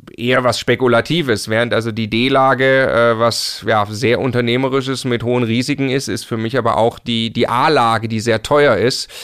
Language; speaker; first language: German; native; German